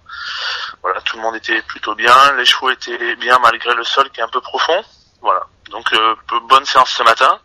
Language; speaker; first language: French; native; French